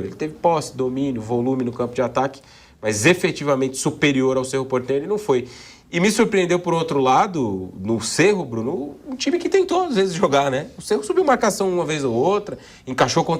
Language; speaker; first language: Portuguese; native; Portuguese